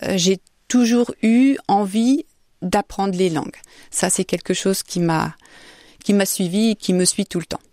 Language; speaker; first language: French; native; French